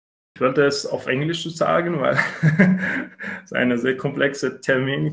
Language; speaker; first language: German; non-native, learner; Kyrgyz